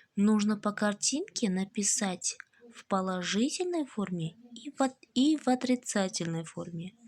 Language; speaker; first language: Russian; non-native, local second language; Kazakh